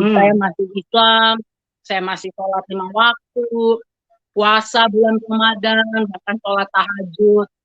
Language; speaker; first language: Indonesian; native; Indonesian